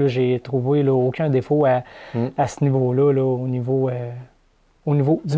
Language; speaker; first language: French; native; French